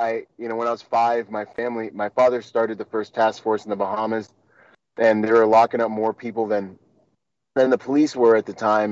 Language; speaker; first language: English; native; English